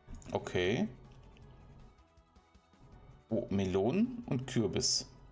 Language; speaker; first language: German; native; German